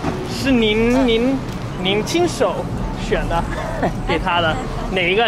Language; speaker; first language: Chinese; non-native, fluent; English